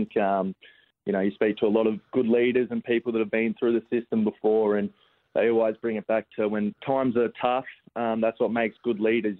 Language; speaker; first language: English; native; English